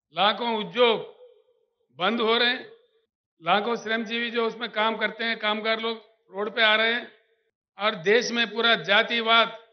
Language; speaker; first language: Hindi; non-native, local second language; Telugu